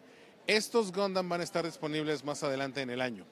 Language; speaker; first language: Spanish; native; Spanish